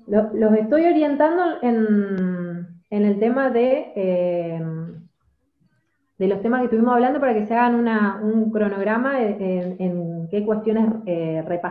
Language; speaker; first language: Spanish; native; Spanish